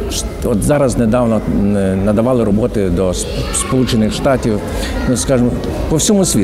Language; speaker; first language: Ukrainian; native; Ukrainian